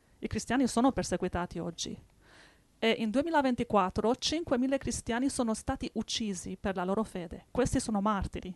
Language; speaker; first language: Italian; non-native, fluent; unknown